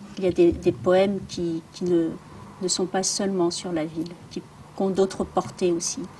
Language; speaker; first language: French; early bilingual, other home language; Arabic